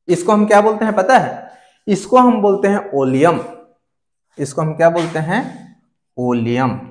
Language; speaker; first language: Hindi; native; Hindi